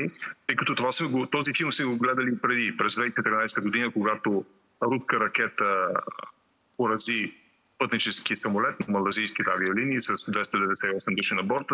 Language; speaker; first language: Bulgarian; native; Bulgarian